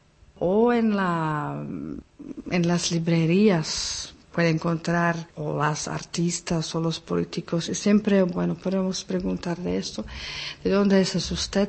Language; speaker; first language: Spanish; non-native, fluent; Czech